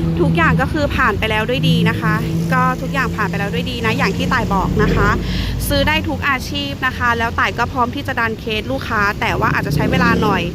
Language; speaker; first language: Thai; native; Thai